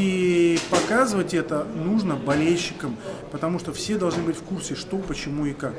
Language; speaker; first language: Russian; native; Russian